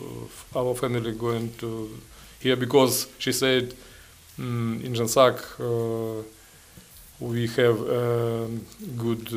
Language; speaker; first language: English; non-native, learner; Ukrainian